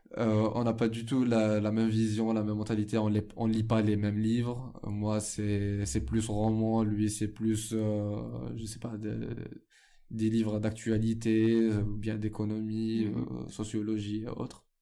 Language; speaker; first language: French; non-native, local second language; Arabic